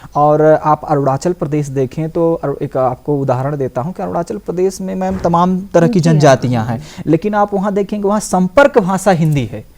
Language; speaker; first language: Hindi; native; Hindi